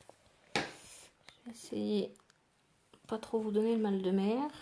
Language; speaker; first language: French; native; French